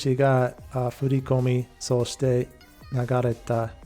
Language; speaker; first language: Japanese; non-native, fluent; English